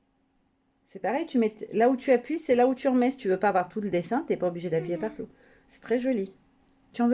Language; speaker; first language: French; native; French